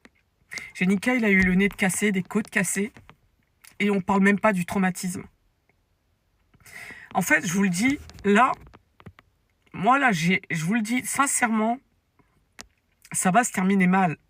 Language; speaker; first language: French; native; French